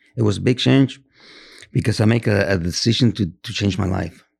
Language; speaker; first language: English; non-native, fluent; Spanish